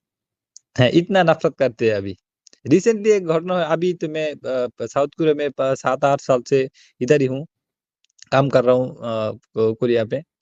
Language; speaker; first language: Hindi; non-native, learner; Bangla